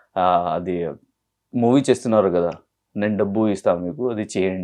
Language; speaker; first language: Telugu; non-native, learner; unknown